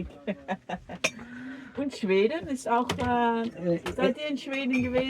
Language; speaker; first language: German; non-native, learner; Dutch